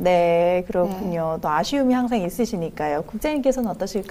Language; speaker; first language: Korean; native; Korean